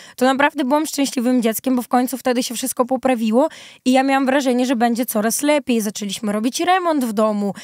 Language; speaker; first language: Polish; early bilingual, other home language; Ukrainian